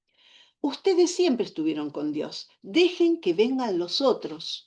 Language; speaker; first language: Spanish; native; Spanish